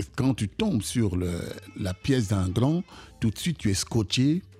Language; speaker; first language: French; non-native, local second language; Kongo